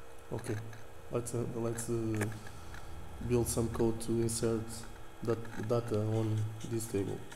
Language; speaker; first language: English; non-native, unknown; Portuguese